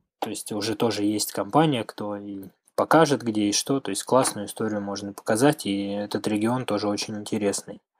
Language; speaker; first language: Russian; native; Russian